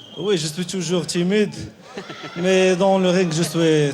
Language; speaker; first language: French; non-native, local second language; Arabic